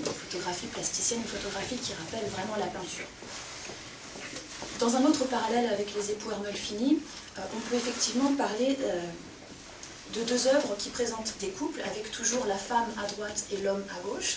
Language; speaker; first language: French; native; French